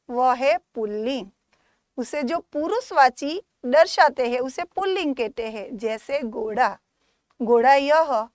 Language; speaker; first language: Hindi; non-native, local second language; Gujarati